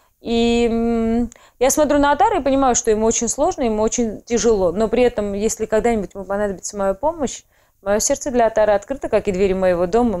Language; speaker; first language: Russian; non-native, local second language; Georgian